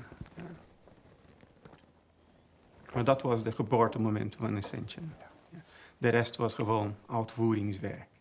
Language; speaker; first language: Dutch; non-native, fluent; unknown